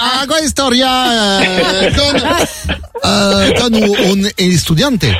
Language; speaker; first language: Spanish; non-native, learner; French